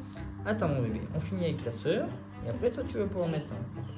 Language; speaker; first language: French; native; French